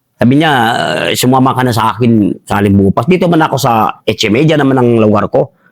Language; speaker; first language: Filipino; non-native, local second language; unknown